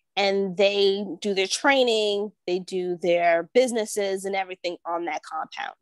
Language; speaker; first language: English; native; English